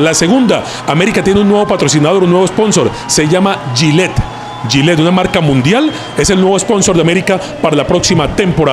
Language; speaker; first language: Spanish; native; Spanish